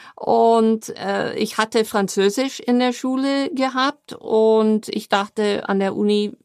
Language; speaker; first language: German; non-native, fluent; English